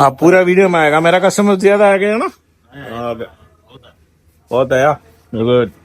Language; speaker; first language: Hindi; non-native, local second language; Malayalam